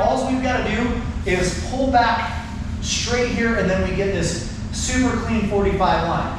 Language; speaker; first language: English; native; English